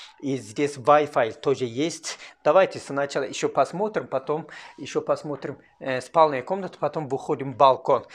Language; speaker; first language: Russian; non-native, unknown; Turkish